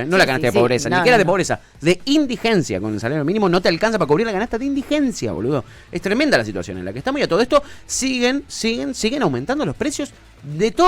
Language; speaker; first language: Spanish; native; Spanish